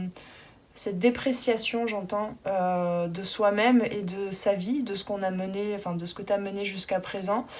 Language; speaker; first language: French; native; French